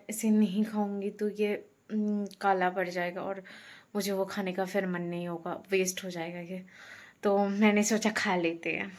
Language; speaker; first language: Hindi; non-native, local second language; Bangla